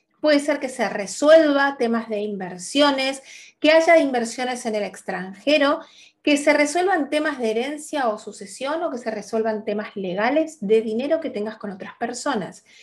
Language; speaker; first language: Spanish; native; Spanish